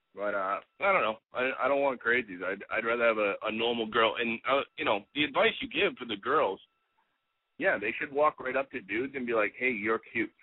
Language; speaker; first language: English; native; English